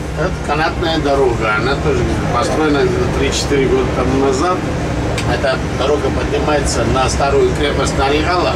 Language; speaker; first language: Russian; non-native, local second language; Georgian